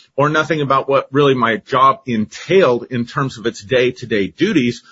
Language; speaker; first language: English; native; English